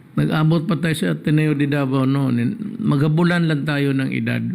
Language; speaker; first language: Filipino; non-native, local second language; Cebuano